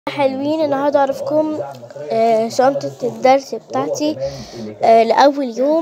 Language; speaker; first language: Arabic; native; Arabic